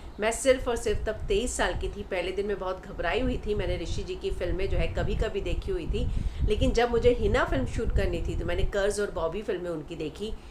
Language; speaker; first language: Hindi; native; Hindi